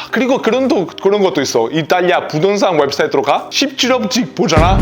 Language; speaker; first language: Korean; non-native, fluent; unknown